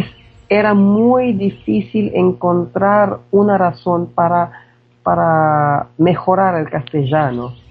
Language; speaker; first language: Spanish; non-native, fluent; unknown